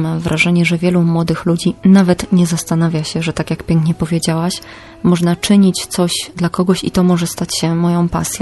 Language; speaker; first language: Polish; native; Polish